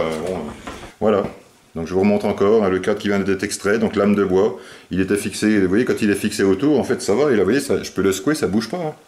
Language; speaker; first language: French; native; French